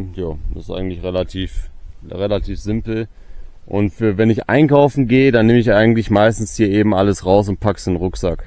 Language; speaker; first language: German; native; German